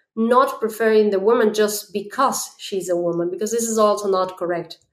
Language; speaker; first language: English; non-native, fluent; Spanish